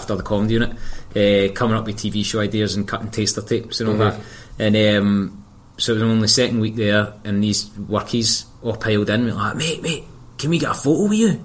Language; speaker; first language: English; native; English